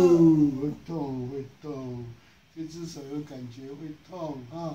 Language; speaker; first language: Chinese; native; Chinese